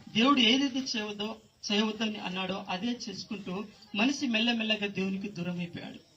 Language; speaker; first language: Telugu; non-native, local second language; Lambadi